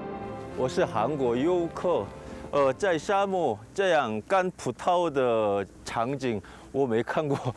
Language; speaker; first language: Chinese; non-native, learner; Korean